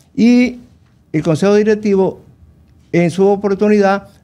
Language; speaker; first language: Spanish; native; Spanish